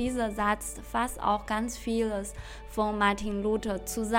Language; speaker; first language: German; non-native, fluent; Chinese